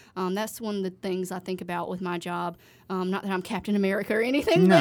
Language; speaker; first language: English; native; English